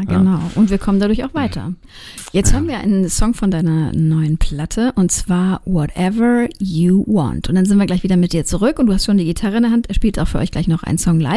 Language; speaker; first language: German; native; German